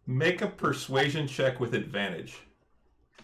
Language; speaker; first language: English; native; English